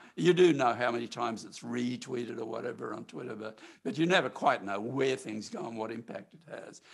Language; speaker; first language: English; native; English